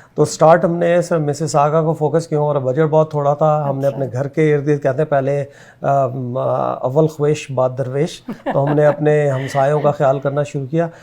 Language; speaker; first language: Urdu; non-native, local second language; Pashto